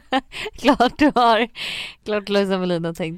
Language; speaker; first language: Swedish; native; Swedish